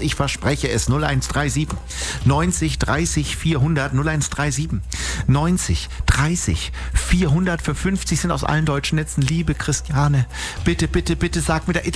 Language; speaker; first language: German; native; German